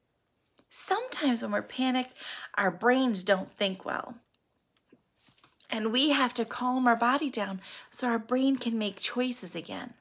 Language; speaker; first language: English; native; English